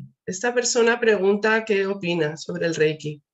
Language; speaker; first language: Spanish; native; Spanish